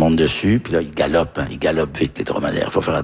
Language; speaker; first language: French; early bilingual, heritage; French